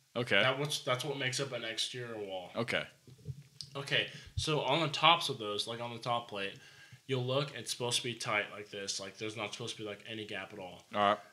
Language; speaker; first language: English; native; English